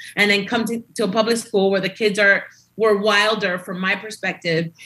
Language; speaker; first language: English; early bilingual, other home language; Spanish